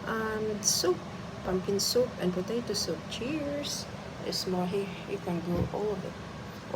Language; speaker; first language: English; non-native, local second language; Filipino